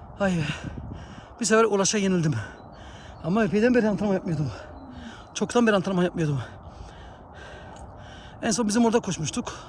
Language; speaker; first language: Turkish; early bilingual, heritage; Turkish